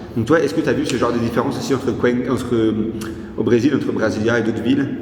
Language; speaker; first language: French; native; French